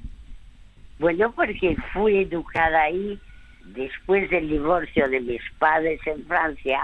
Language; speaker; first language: Spanish; early bilingual, other home language; French